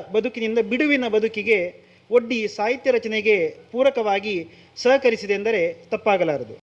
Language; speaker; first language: Kannada; non-native, local second language; Konkani